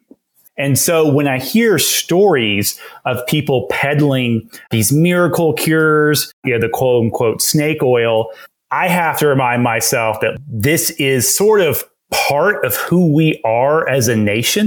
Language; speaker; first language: English; native; English